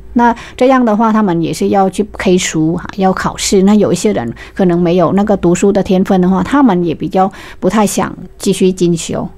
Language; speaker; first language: Chinese; non-native, fluent; Vietnamese